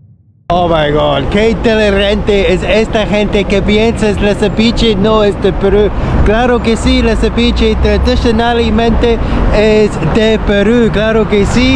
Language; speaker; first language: Spanish; non-native, learner; English